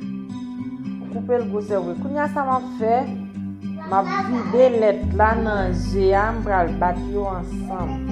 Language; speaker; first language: French; non-native, learner; Haitian Creole